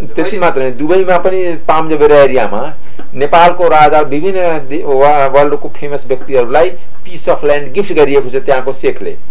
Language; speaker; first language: Nepali; native; Nepali